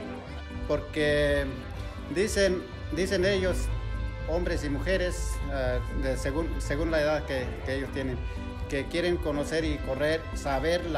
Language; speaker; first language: Spanish; non-native, local second language; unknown